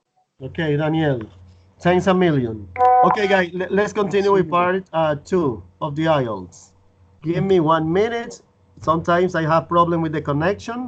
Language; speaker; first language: English; non-native, fluent; Spanish